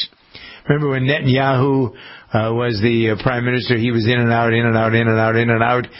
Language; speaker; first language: English; native; English